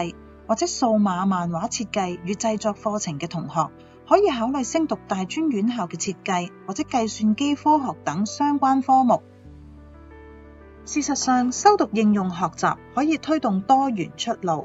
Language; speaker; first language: Chinese; non-native, local second language; Cantonese